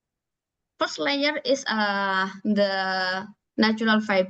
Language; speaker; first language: English; non-native, learner; Indonesian